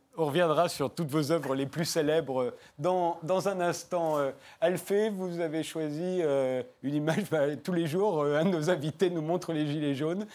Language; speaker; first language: French; native; French